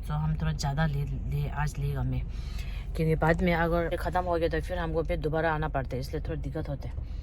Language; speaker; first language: Hindi; non-native, local second language; Tibetan